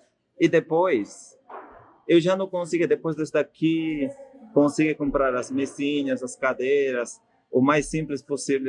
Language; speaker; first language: Portuguese; non-native, fluent; Spanish